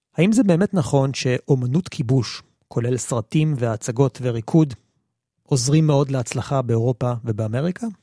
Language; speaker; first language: Hebrew; native; Hebrew